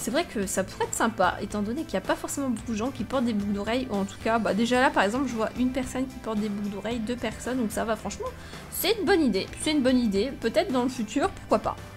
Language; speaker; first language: French; native; French